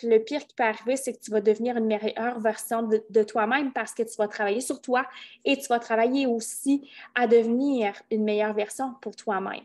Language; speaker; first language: French; native; French